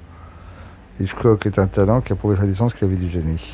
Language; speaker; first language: French; native; French